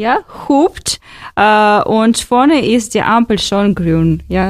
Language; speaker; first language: German; non-native, fluent; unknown